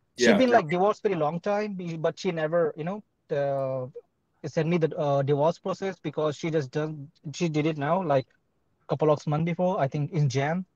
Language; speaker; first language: English; non-native, fluent; Arabic